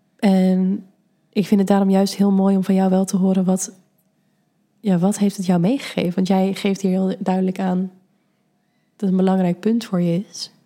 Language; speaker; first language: Dutch; native; Dutch